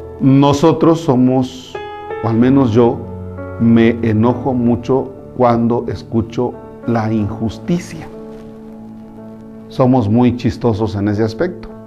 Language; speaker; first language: Spanish; native; Spanish